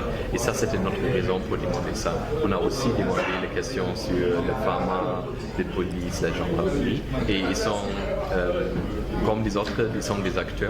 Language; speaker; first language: French; non-native, learner; German